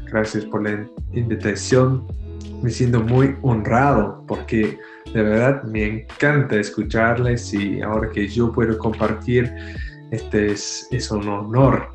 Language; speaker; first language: Spanish; non-native, fluent; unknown